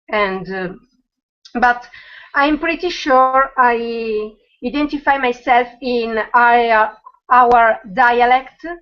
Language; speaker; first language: English; non-native, learner; Italian